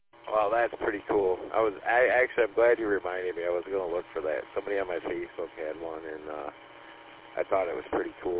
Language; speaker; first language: English; native; English